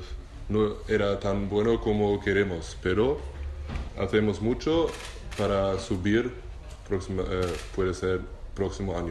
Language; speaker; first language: Spanish; non-native, learner; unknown